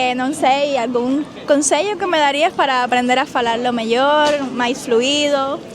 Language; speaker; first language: Galician; non-native, learner; Spanish